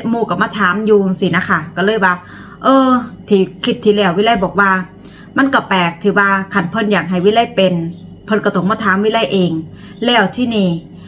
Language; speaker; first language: Thai; native; Thai